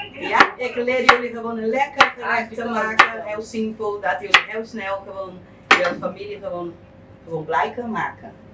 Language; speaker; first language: Dutch; non-native, fluent; Portuguese